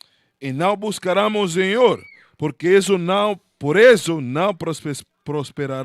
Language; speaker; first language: Portuguese; non-native, learner; Spanish